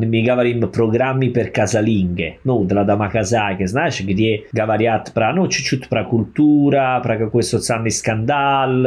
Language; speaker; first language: Russian; non-native, learner; Italian